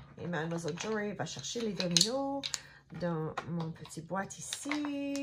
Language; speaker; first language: French; non-native, learner; English